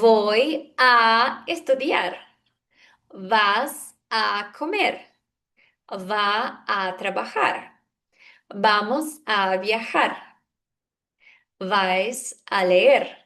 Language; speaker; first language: Spanish; non-native, fluent; Portuguese